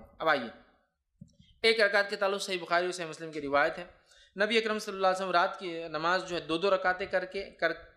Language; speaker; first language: Urdu; native; Urdu